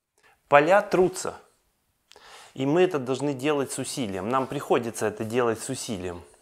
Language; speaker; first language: Russian; native; Russian